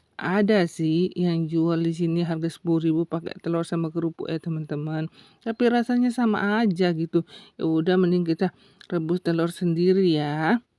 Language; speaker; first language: Indonesian; non-native, local second language; Buginese